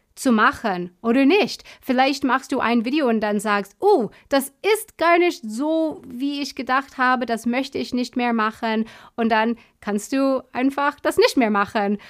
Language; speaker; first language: German; non-native, fluent; English